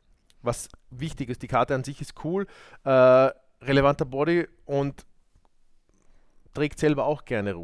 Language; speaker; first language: German; native; German